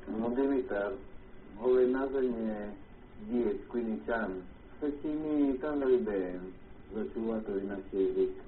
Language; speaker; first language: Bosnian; early bilingual, heritage; Croatian